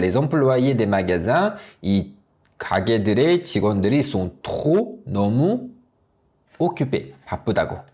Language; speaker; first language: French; non-native, fluent; Korean